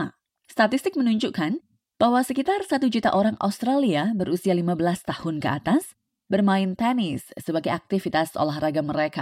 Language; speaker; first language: Indonesian; native; Indonesian